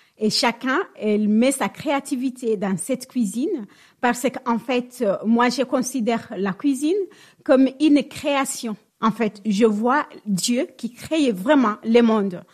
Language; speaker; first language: French; non-native, local second language; Swahili